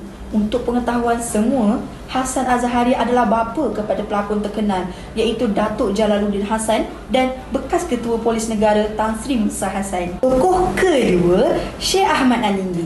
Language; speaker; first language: Malay; native; Malay